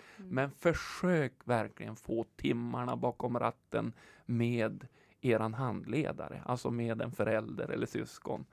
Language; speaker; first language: Swedish; native; Swedish